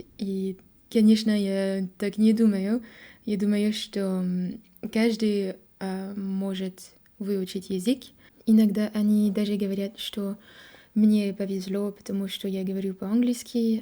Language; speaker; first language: Russian; non-native, learner; French